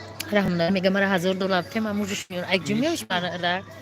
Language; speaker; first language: Persian; native; Persian